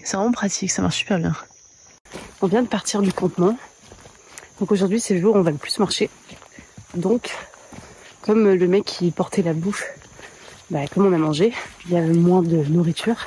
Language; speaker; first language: French; native; French